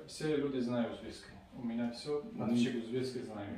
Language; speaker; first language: Russian; non-native, learner; Tajik